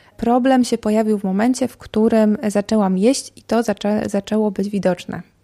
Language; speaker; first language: Polish; native; Polish